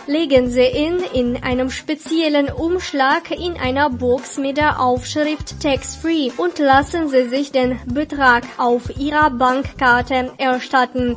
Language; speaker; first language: German; non-native, fluent; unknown